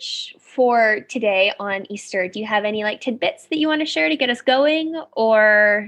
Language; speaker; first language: English; native; English